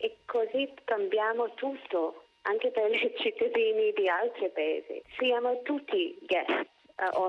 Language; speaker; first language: Italian; non-native, fluent; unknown